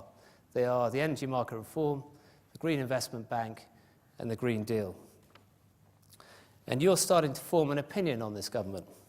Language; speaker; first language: English; native; English